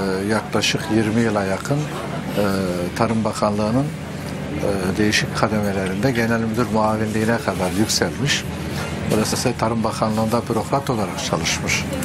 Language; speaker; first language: Turkish; native; Turkish